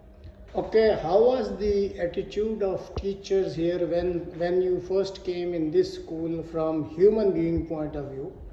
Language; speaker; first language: English; non-native, fluent; Urdu